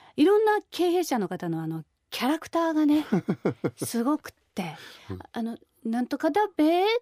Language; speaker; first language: Japanese; native; Japanese